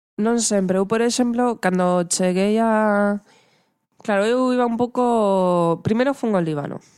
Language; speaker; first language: Galician; non-native, local second language; Spanish